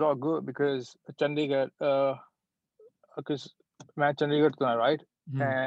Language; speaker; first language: English; non-native, local second language; Punjabi